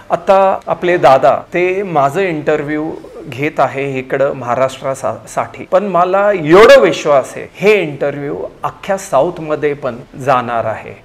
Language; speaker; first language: Marathi; non-native, local second language; Punjabi